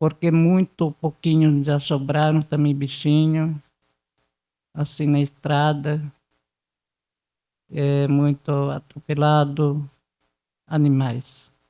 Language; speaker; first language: Portuguese; non-native, local second language; Guarani